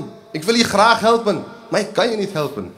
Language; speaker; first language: Dutch; early bilingual, other home language; Urdu